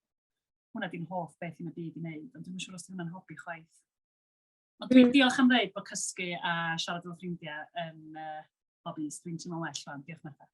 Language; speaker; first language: Welsh; native; Welsh